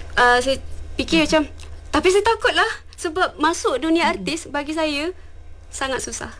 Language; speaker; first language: Malay; non-native, local second language; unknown